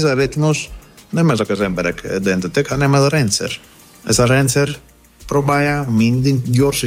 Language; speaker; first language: Hungarian; non-native, learner; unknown